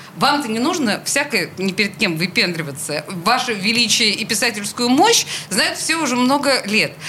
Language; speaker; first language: Russian; native; Russian